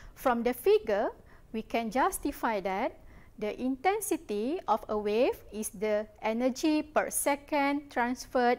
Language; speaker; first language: English; non-native, local second language; Malay